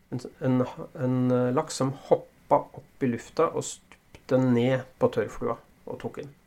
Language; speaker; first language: Norwegian; native; Norwegian